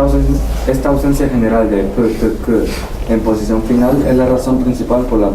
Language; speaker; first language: Spanish; non-native, learner; Korean